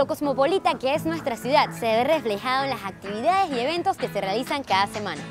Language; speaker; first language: Spanish; native; Spanish